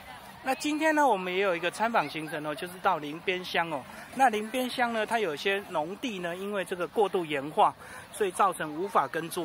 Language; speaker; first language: Chinese; native; Chinese